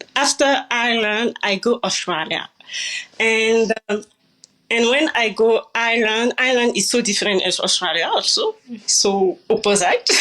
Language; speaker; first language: English; non-native, learner; French